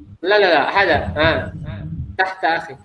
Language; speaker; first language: Arabic; non-native, fluent; Indonesian